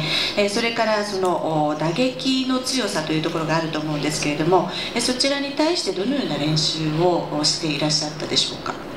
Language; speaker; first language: Japanese; native; Japanese